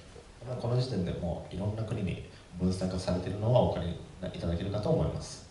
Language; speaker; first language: Japanese; native; Japanese